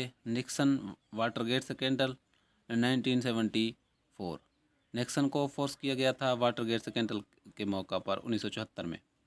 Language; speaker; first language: Urdu; native; Urdu